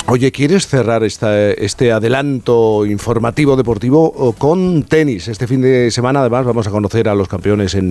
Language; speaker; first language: Spanish; native; Spanish